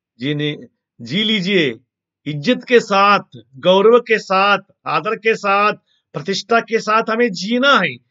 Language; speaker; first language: Hindi; non-native, local second language; Telugu